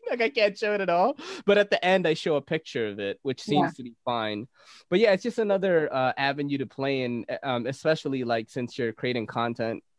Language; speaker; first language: English; native; English